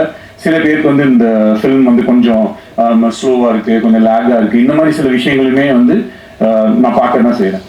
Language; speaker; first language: Tamil; native; Tamil